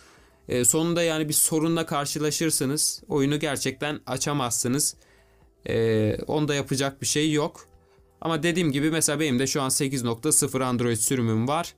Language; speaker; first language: Turkish; native; Turkish